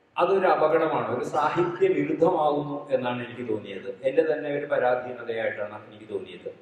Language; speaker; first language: Malayalam; native; Malayalam